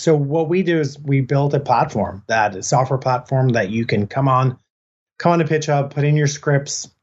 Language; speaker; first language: English; native; English